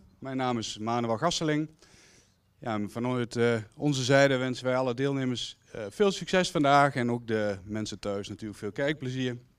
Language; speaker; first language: Dutch; native; Dutch